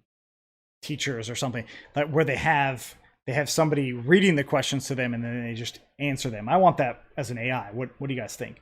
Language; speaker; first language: English; native; English